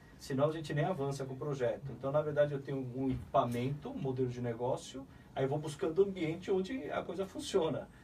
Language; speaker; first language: Portuguese; early bilingual, other home language; Korean